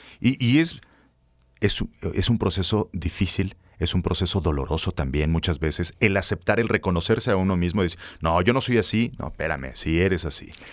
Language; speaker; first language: Spanish; native; Spanish